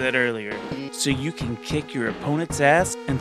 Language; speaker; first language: English; native; English